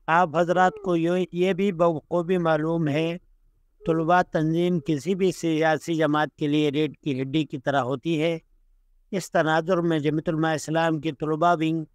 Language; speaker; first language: Urdu; non-native, local second language; Shina